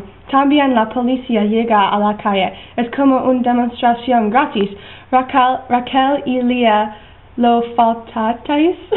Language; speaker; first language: Spanish; non-native, learner; English